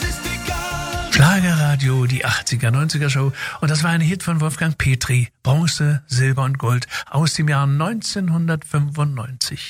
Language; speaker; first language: German; native; German